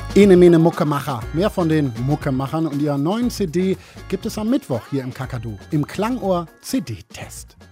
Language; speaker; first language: German; native; German